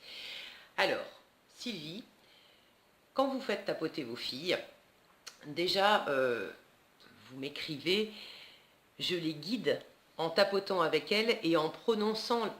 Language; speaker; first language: French; native; French